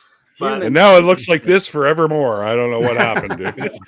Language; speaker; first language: English; native; English